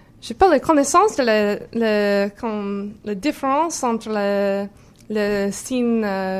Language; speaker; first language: French; non-native, learner; English